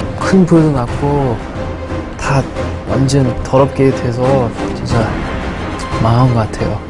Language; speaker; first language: Korean; non-native, learner; English